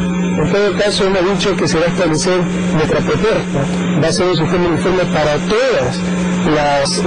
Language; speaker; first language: Spanish; native; Spanish